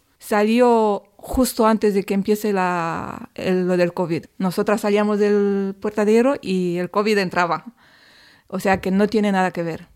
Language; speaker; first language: Spanish; non-native, fluent; Romanian